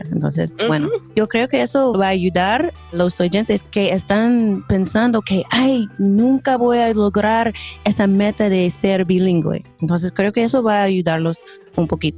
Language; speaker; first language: Spanish; non-native, fluent; English